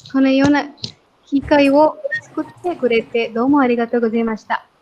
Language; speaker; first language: Japanese; non-native, learner; Tamil